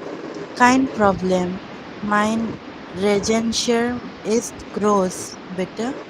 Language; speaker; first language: German; non-native, learner; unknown